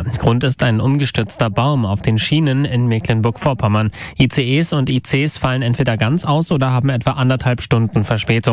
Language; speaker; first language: German; native; German